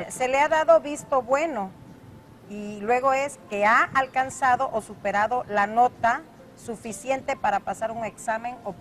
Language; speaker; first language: Spanish; native; Spanish